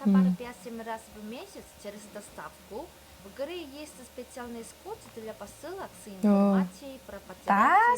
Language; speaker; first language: Russian; non-native, fluent; Korean